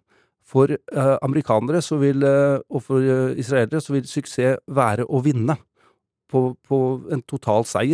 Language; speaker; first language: Norwegian; native; Norwegian